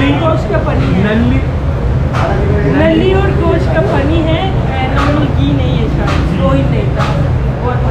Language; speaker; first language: Hindi; non-native, learner; Turkish